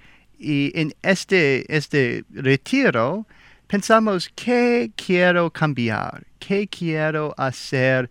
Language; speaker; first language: Spanish; non-native, learner; English